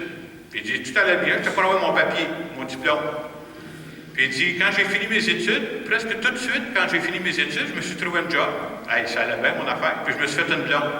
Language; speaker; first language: French; native; French